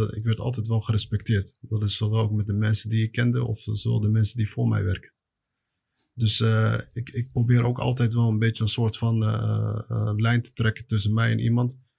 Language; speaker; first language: Dutch; native; Dutch